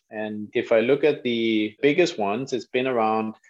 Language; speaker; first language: English; non-native, fluent; Danish